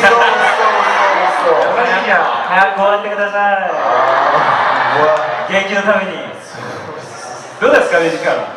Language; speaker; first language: Japanese; non-native, fluent; Korean